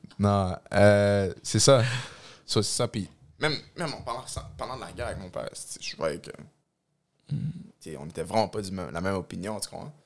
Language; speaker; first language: French; early bilingual, other home language; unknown